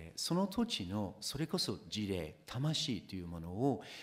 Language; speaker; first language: Japanese; non-native, fluent; English